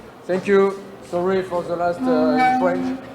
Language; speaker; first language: English; non-native, learner; French